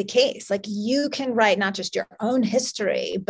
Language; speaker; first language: English; native; English